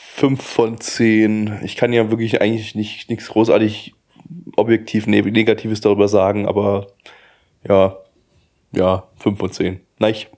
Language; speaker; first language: German; early bilingual, other home language; Russian